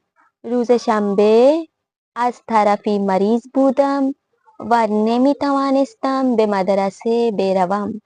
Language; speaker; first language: Persian; non-native, fluent; Urdu